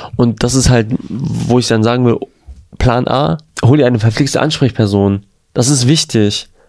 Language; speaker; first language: German; early bilingual, other home language; Albanian